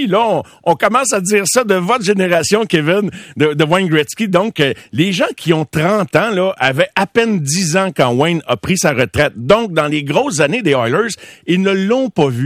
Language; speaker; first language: French; native; French